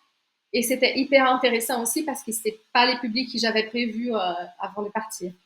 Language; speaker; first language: French; non-native, fluent; Portuguese